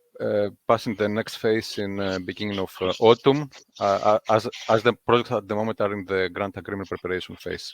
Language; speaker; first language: English; non-native, fluent; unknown